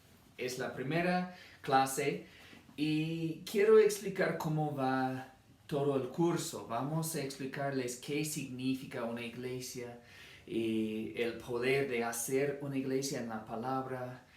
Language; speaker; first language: Spanish; non-native, fluent; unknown